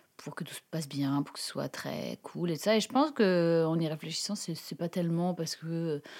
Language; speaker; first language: French; native; French